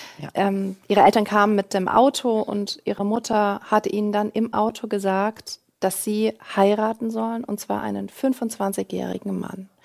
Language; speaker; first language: German; native; German